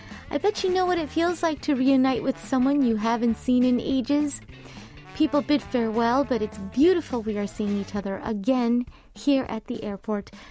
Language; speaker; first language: English; early bilingual, other home language; Korean